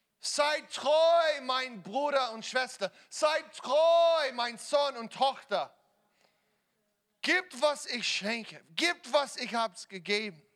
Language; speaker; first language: German; non-native, fluent; English